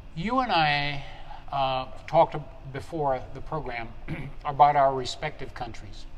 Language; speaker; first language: English; early bilingual, other home language; Spanish